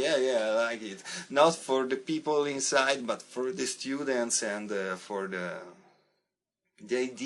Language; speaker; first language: English; non-native, learner; Italian